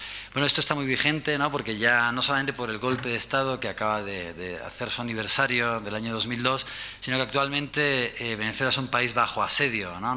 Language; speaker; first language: Spanish; native; Spanish